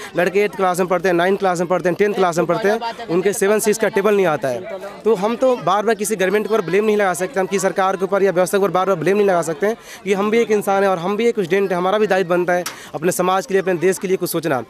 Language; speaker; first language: Hindi; native; Hindi